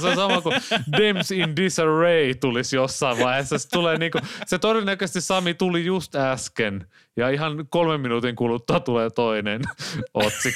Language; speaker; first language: Finnish; native; Finnish